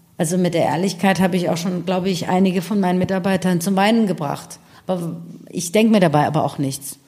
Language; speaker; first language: German; early bilingual, other home language; Persian